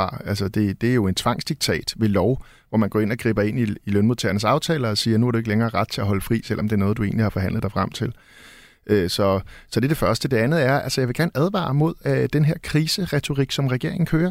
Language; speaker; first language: Danish; native; Danish